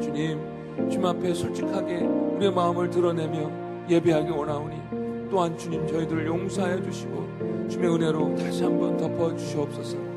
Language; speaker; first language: Korean; native; Korean